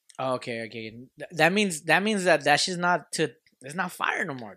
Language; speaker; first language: English; early bilingual, other home language; Spanish